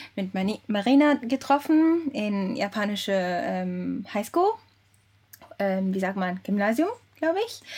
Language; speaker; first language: German; early bilingual, other home language; Japanese